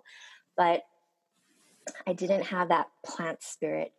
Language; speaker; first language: English; early bilingual, other home language; Korean